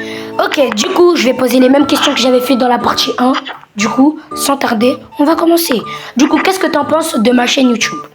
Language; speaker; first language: French; native; French